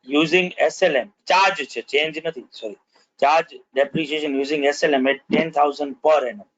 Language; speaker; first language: English; non-native, local second language; Gujarati